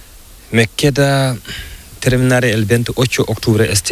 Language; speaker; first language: Spanish; non-native, learner; Fula